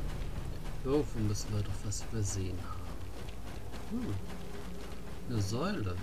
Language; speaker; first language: German; native; German